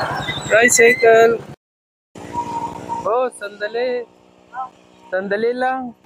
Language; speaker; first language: Filipino; non-native, learner; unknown